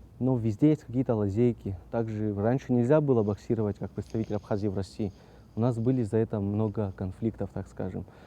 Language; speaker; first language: Russian; non-native, local second language; Abkhazian